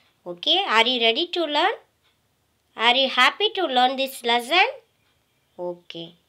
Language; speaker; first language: English; non-native, local second language; Tamil